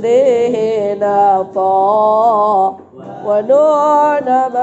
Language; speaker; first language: Arabic; non-native, fluent; Indonesian